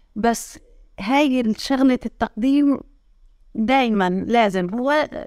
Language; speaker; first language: Arabic; native; Arabic